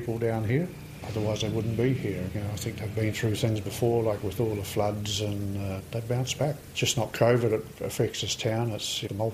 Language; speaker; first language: English; native; English